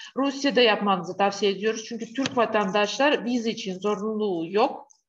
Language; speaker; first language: Turkish; non-native, fluent; Russian